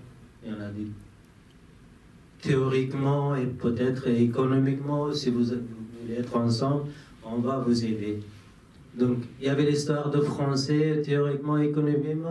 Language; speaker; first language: French; non-native, fluent; Persian